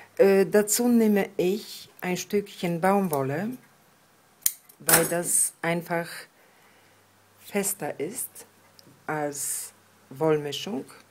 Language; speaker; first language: German; non-native, fluent; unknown